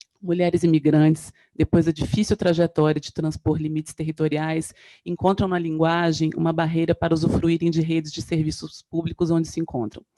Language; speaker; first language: Portuguese; native; Portuguese